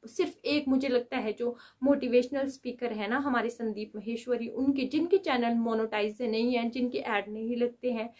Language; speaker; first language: Hindi; native; Hindi